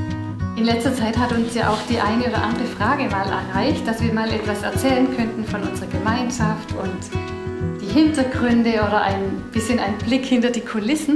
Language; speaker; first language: German; native; German